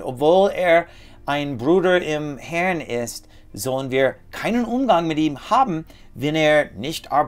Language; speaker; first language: German; non-native, fluent; English